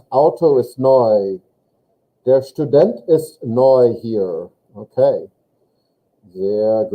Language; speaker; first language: German; non-native, fluent; English